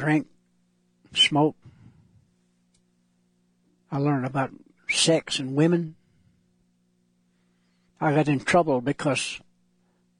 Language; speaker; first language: English; non-native, local second language; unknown